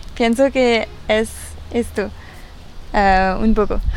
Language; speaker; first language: Spanish; non-native, learner; French